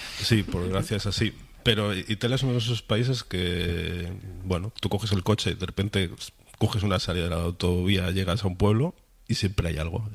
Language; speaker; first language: Spanish; native; Spanish